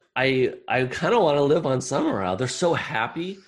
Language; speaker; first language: English; native; English